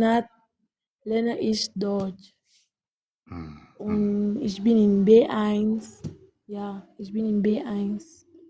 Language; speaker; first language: German; non-native, learner; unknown